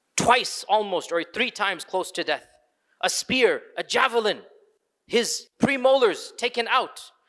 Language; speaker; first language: English; early bilingual, other home language; Urdu